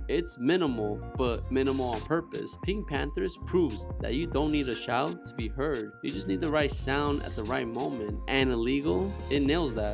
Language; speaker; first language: English; native; English